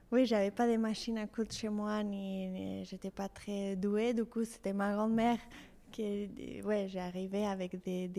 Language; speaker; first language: French; non-native, fluent; Spanish